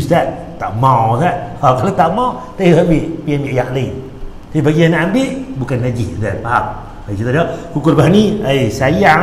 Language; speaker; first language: Malay; native; Malay